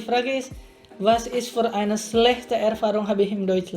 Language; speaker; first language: German; non-native, learner; Indonesian